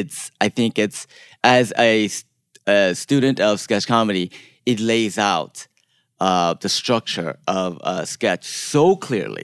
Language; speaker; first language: English; early bilingual, other home language; Korean